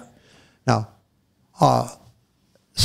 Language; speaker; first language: Indonesian; non-native, fluent; English